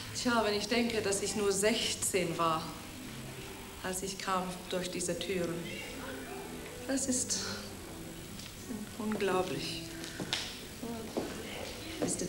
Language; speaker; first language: German; non-native, fluent; Welsh